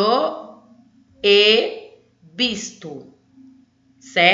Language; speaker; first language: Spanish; non-native, learner; Portuguese